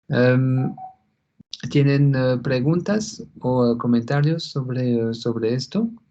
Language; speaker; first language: Spanish; non-native, fluent; French